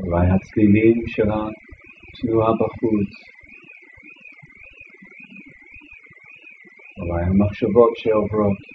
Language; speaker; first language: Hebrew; non-native, fluent; English